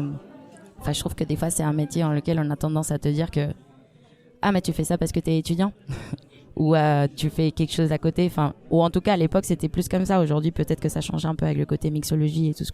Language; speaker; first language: French; non-native, fluent; Spanish